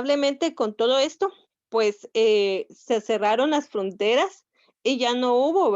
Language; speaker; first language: Spanish; native; Spanish